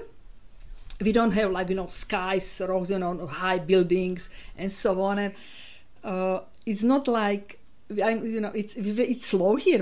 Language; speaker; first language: English; non-native, fluent; Slovak